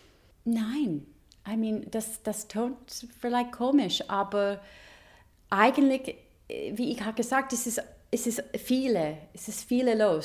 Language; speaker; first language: German; non-native, fluent; English